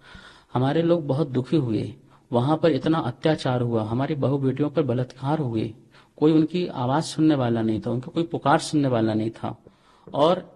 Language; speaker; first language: Hindi; native; Hindi